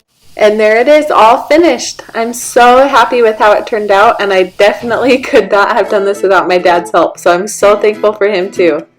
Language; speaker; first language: English; native; English